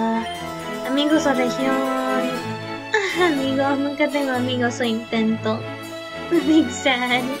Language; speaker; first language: Spanish; early bilingual, heritage; Spanish